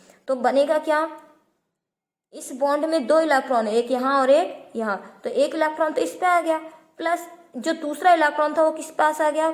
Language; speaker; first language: Hindi; native; Hindi